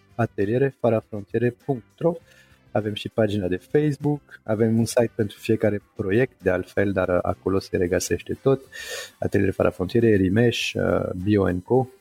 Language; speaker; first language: Romanian; non-native, fluent; French